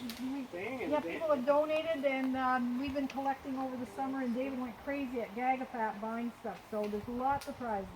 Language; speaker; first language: English; native; English